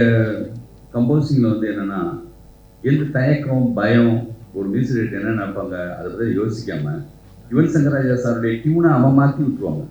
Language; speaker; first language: Tamil; native; Tamil